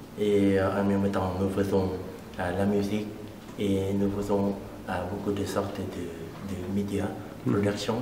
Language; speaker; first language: French; non-native, learner; Lao